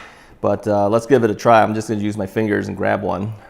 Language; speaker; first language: English; native; English